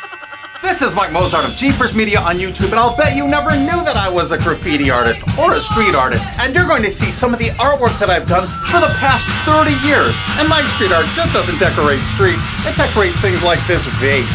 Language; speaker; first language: English; native; English